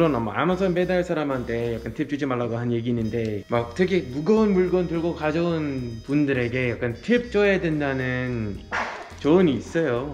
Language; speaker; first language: Korean; non-native, fluent; English